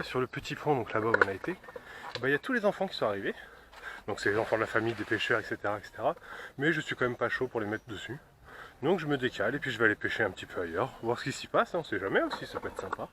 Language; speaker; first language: French; native; French